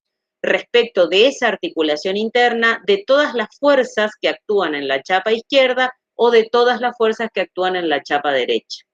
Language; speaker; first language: Spanish; native; Spanish